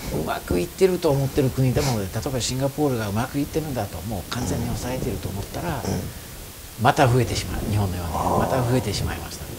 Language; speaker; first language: Japanese; non-native, fluent; English